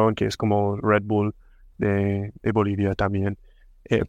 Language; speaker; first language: Spanish; non-native, fluent; English